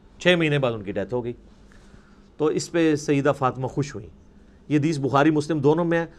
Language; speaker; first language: Urdu; non-native, local second language; Punjabi